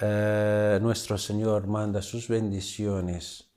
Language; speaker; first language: Spanish; non-native, fluent; Arabic